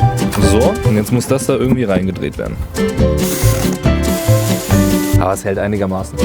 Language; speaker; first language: German; native; German